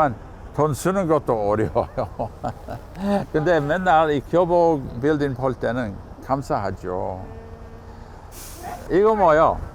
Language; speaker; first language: Korean; non-native, fluent; English